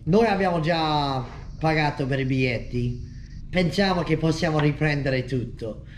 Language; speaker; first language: Italian; non-native, fluent; English